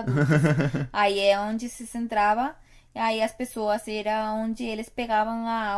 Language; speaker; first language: Portuguese; non-native, fluent; Spanish